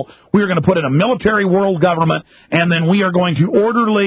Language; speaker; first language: English; native; English